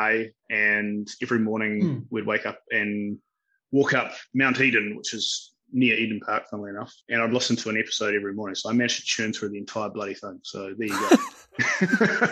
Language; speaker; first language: English; native; English